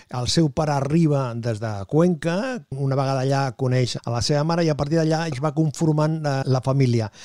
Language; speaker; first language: Catalan; native; Catalan